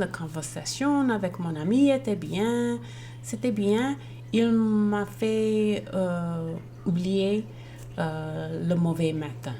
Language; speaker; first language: French; non-native, learner; English